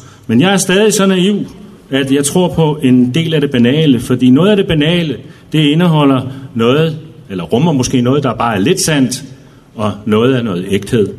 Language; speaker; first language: Danish; native; Danish